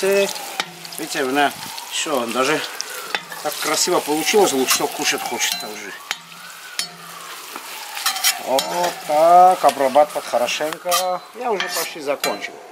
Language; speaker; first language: Russian; non-native, fluent; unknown